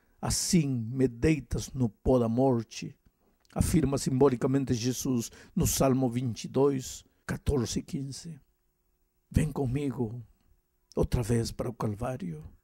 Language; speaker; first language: Portuguese; non-native, fluent; Spanish